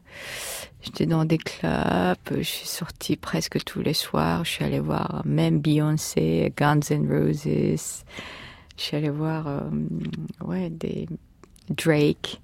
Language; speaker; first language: French; non-native, fluent; Korean